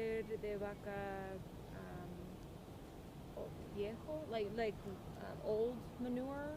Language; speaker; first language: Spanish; non-native, learner; English